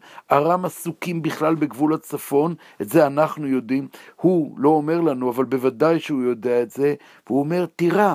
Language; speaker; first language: Hebrew; native; Hebrew